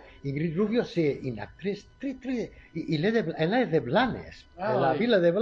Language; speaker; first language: French; non-native, learner; Catalan